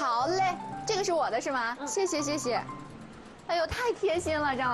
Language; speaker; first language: Chinese; native; Chinese